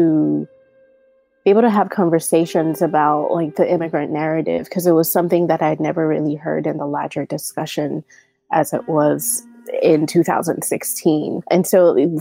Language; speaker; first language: English; non-native, local second language; Yoruba